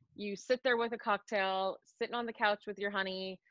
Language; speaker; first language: English; native; English